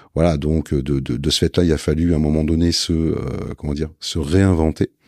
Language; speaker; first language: French; native; French